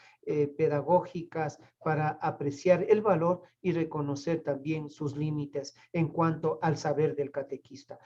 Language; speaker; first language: Spanish; native; Spanish